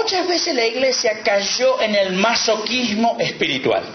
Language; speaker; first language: Spanish; native; Spanish